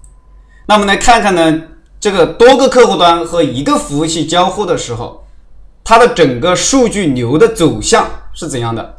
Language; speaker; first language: Chinese; native; Chinese